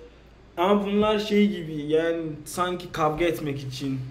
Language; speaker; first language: Turkish; non-native, learner; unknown